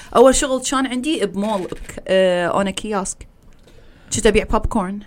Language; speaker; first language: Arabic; early bilingual, heritage; Arabic